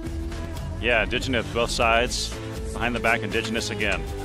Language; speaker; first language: English; native; English